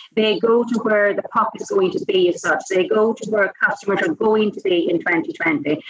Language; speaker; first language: English; native; English